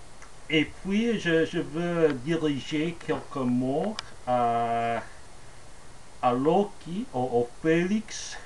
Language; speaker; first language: French; non-native, fluent; English